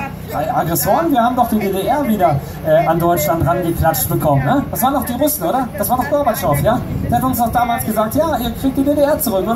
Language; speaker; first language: German; native; German